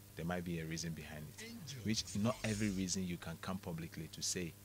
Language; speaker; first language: English; non-native, local second language; Akan